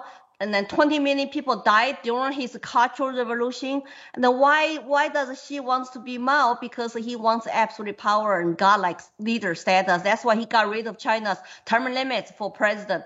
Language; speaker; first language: English; non-native, fluent; Chinese